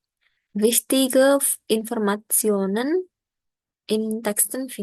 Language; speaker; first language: German; non-native, learner; Indonesian